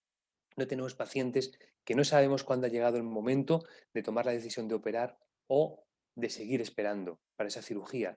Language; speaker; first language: Spanish; native; Spanish